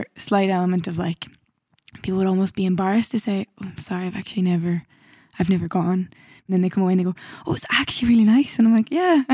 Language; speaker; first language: English; native; English